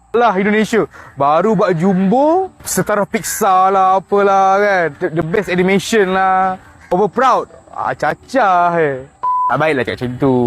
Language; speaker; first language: Malay; native; Malay